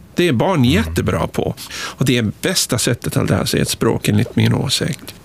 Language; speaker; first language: Swedish; non-native, fluent; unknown